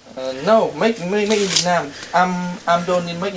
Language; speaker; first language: English; non-native, learner; Vietnamese